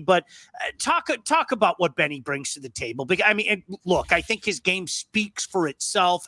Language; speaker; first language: English; native; English